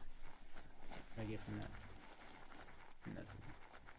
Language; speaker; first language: English; native; English